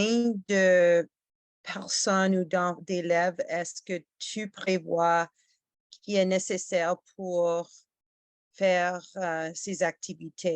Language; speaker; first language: French; non-native, fluent; English